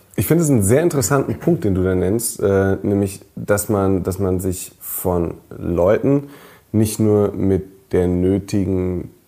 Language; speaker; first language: German; native; German